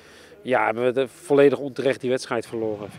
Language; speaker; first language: Dutch; native; Dutch